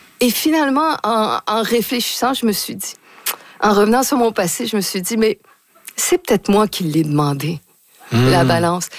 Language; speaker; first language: French; native; French